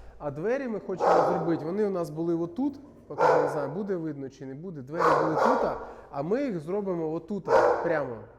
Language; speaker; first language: Ukrainian; non-native, local second language; Russian